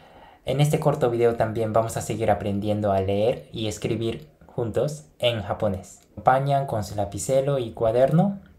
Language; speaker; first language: Spanish; non-native, fluent; Japanese